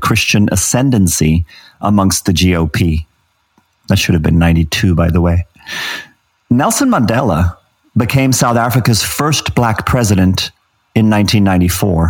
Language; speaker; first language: English; native; English